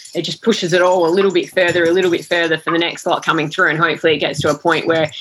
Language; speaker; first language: English; native; English